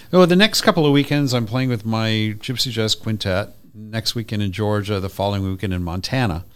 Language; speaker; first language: English; native; English